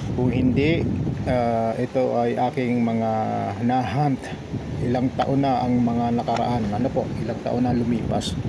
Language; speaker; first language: Filipino; non-native, local second language; Cebuano